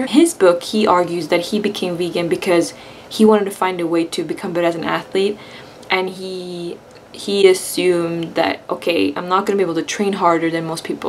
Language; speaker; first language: English; non-native, fluent; Swedish